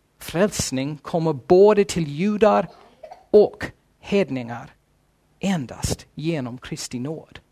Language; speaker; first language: Swedish; non-native, fluent; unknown